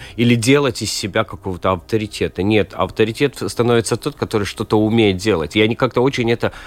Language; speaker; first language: Russian; non-native, local second language; Latvian